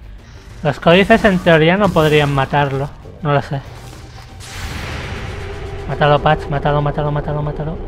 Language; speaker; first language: Spanish; native; Spanish